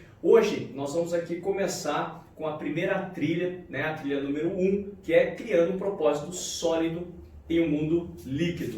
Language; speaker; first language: Portuguese; native; Portuguese